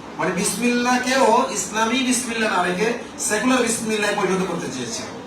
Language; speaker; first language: Bangla; native; Bangla